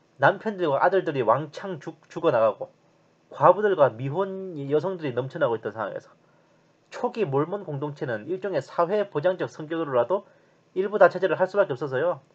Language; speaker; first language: Korean; native; Korean